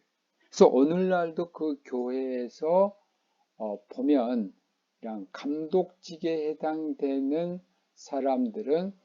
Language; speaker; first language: Korean; native; Korean